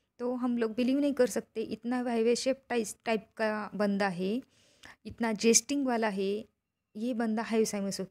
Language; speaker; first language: Hindi; non-native, local second language; Marathi